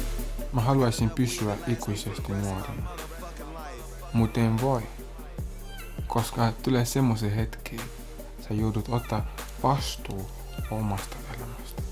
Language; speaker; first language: Finnish; non-native, fluent; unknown